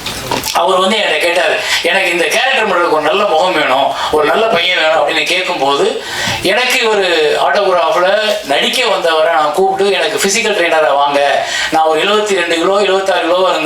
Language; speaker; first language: Tamil; native; Tamil